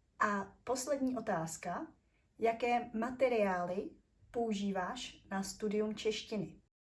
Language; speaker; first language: Czech; native; Czech